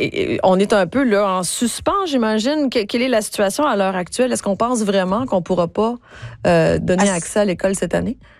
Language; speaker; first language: French; native; French